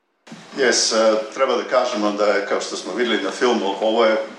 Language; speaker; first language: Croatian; early bilingual, heritage; Serbian